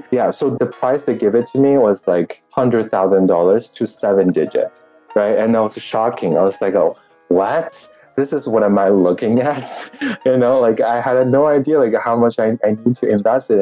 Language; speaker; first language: English; non-native, fluent; Chinese